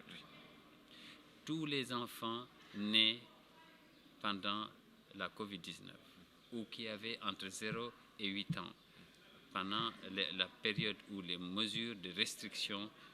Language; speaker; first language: French; non-native, local second language; Wolof